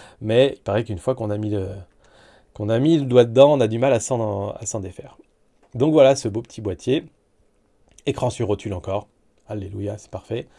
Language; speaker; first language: French; native; French